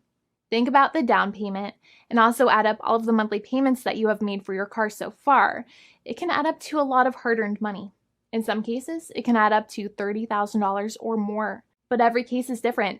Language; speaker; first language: English; native; English